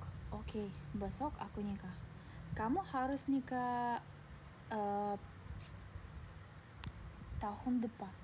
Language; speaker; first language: Indonesian; non-native, learner; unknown